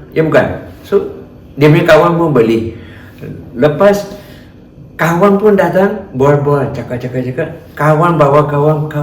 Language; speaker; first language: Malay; non-native, local second language; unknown